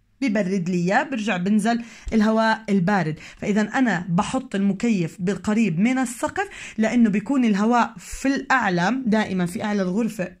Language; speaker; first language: Arabic; native; Arabic